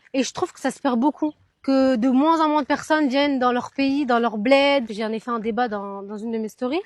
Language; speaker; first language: French; early bilingual, other home language; Arabic